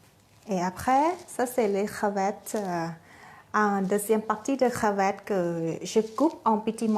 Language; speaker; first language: French; non-native, fluent; Thai